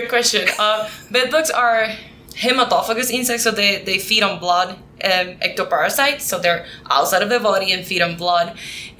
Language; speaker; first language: English; non-native, fluent; Spanish